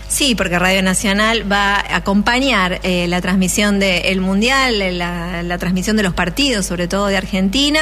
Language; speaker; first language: Spanish; native; Spanish